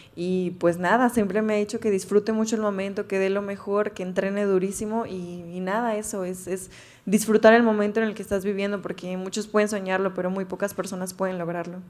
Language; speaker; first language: Spanish; native; Spanish